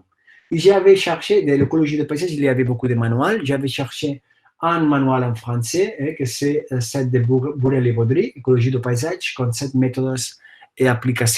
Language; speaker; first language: French; non-native, fluent; Catalan